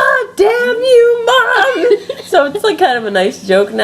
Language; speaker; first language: English; native; English